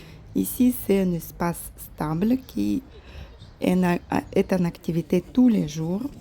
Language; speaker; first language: French; non-native, fluent; Russian